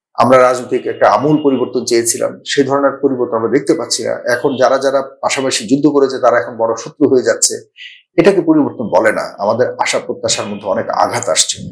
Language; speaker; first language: Bangla; native; Bangla